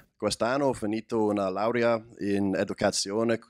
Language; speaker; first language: Italian; non-native, learner; English